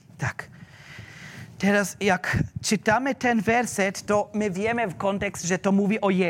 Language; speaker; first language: Polish; non-native, learner; German